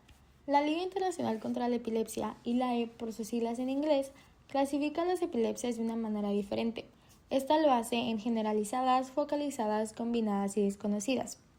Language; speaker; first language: Spanish; native; Spanish